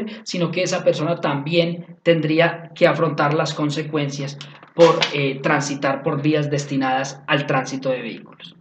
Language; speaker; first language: Spanish; native; Spanish